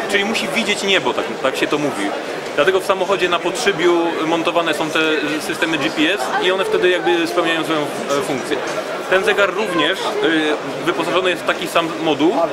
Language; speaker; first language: Polish; native; Polish